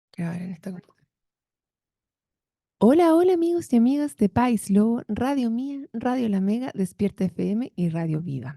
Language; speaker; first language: Spanish; native; Spanish